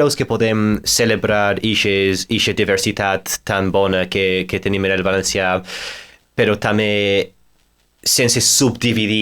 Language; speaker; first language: Catalan; non-native, fluent; English